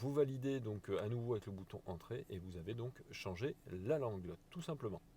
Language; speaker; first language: French; native; French